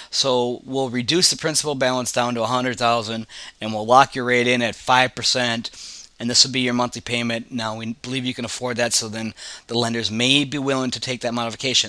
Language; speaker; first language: English; native; English